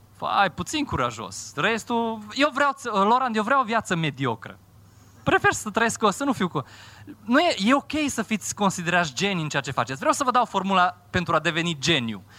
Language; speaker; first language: Romanian; non-native, fluent; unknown